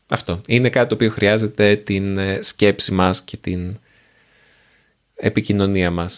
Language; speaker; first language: Greek; native; Greek